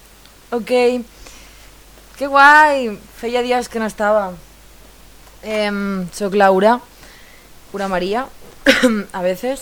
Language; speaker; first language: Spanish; non-native, local second language; Catalan